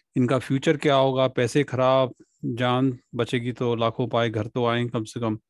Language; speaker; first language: Hindi; non-native, local second language; Punjabi